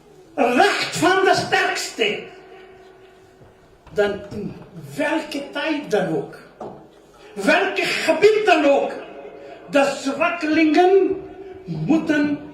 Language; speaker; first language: Dutch; non-native, fluent; Urdu